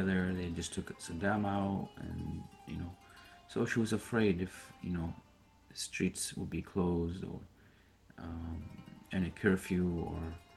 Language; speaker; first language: English; early bilingual, other home language; Arabic